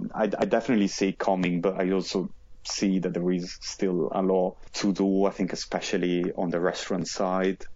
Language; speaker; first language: English; non-native, fluent; Italian